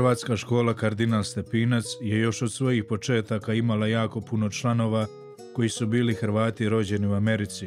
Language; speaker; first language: Croatian; native; Croatian